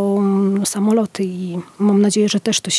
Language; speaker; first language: Polish; non-native, fluent; Ukrainian